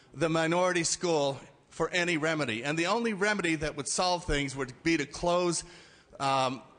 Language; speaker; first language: English; native; English